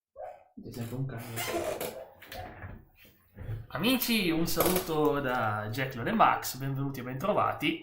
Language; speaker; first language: Italian; native; Italian